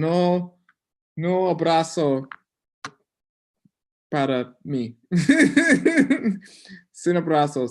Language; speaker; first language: Spanish; non-native, learner; English